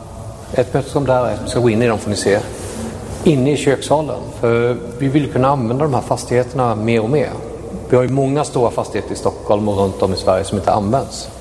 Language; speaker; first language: Swedish; native; Swedish